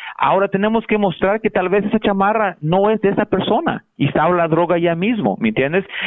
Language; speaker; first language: Spanish; early bilingual, heritage; Spanish